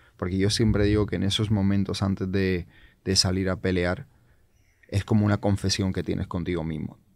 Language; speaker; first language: Spanish; non-native, fluent; Georgian